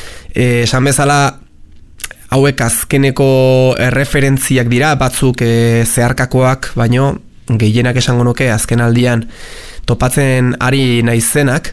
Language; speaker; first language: Basque; native; Basque